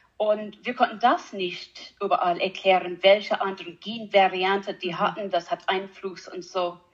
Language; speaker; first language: German; non-native, learner; English